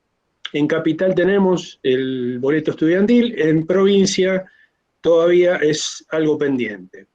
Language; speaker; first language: Spanish; native; Spanish